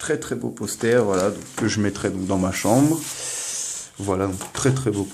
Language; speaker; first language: French; native; French